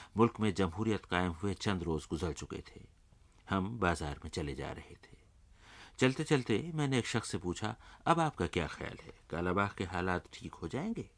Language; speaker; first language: Urdu; native; Urdu